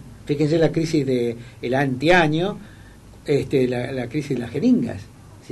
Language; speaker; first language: Spanish; native; Spanish